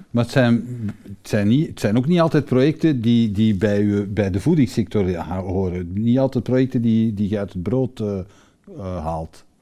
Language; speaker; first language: Dutch; native; Dutch